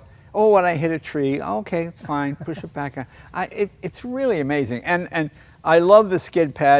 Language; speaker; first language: English; native; English